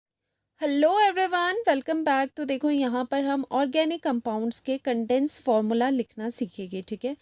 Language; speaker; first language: Hindi; native; Hindi